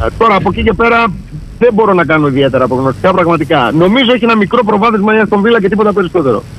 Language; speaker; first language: Greek; native; Greek